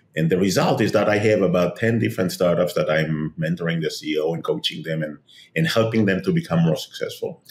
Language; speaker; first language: English; non-native, fluent; Hebrew